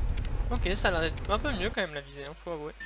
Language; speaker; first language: French; native; French